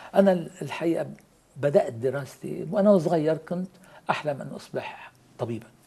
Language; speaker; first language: Arabic; native; Arabic